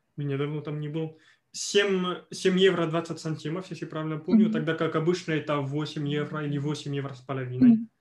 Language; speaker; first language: Russian; non-native, fluent; French